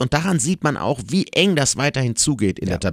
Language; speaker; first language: German; native; German